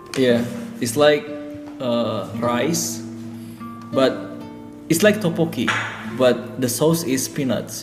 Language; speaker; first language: English; non-native, learner; Indonesian